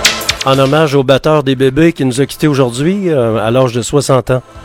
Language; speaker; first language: French; native; French